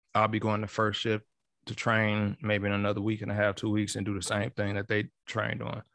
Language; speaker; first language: English; native; English